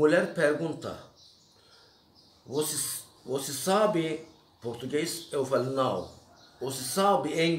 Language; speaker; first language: Portuguese; non-native, learner; Turkish